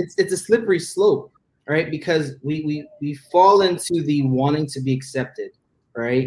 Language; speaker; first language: English; native; English